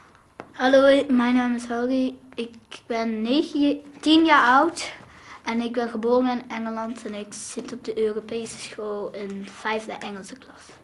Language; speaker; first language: Dutch; early bilingual, other home language; English